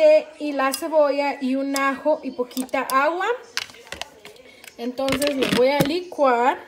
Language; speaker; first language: Spanish; early bilingual, heritage; Spanish